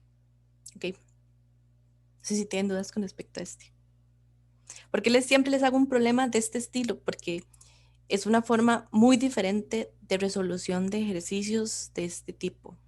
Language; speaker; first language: Spanish; native; Spanish